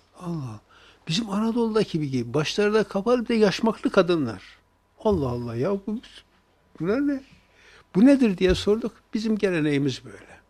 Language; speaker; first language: Turkish; native; Turkish